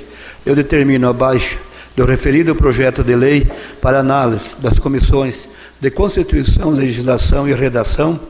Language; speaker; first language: Portuguese; native; Portuguese